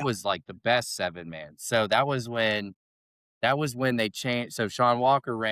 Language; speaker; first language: English; native; English